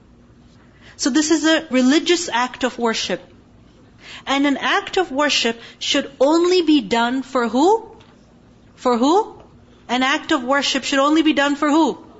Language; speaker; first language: English; non-native, local second language; Urdu